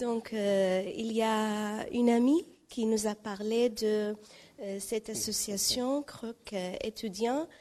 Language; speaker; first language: French; non-native, learner; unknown